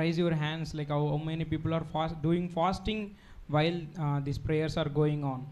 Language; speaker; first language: English; non-native, local second language; Telugu